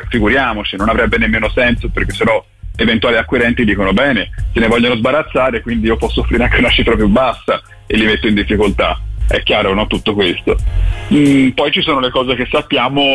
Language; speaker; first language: Italian; native; Italian